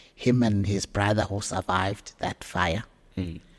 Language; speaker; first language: English; non-native, local second language; Zulu